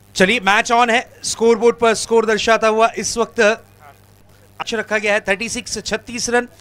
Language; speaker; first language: Hindi; non-native, local second language; Marathi